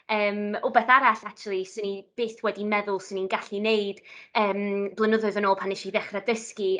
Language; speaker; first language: Welsh; non-native, local second language; Italian